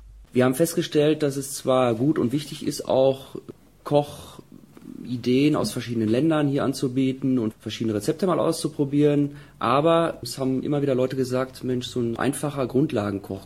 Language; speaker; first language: German; native; German